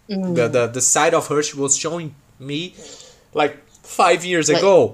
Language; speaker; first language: English; non-native, fluent; Portuguese